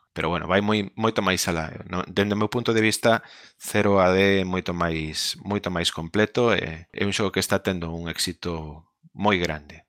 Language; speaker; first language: Galician; non-native, local second language; Spanish